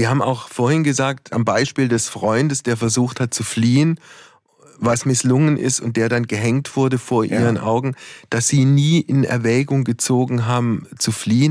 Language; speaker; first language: German; native; German